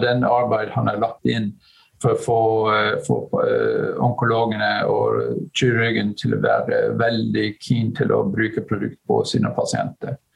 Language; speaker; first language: Norwegian; non-native, fluent; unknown